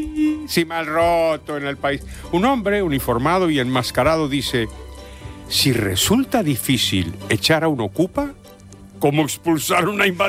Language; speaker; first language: Spanish; native; Spanish